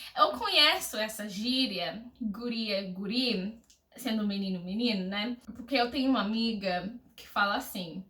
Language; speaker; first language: Portuguese; non-native, fluent; English